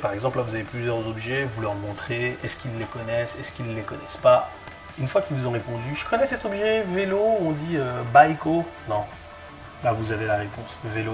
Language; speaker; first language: French; native; French